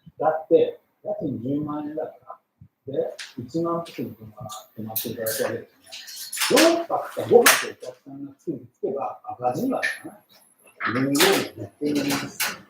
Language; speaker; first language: Japanese; native; Japanese